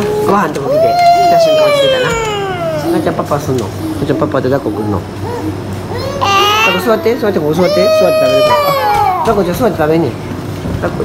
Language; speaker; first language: Japanese; native; Japanese